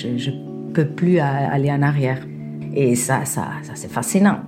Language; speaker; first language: French; non-native, fluent; Spanish